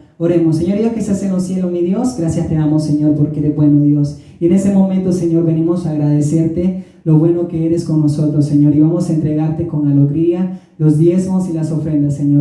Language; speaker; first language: Spanish; native; Spanish